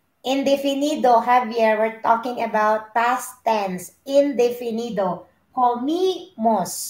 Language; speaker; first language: Spanish; non-native, learner; Filipino